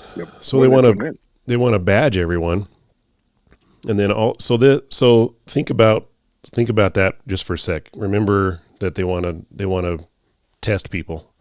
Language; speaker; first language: English; native; English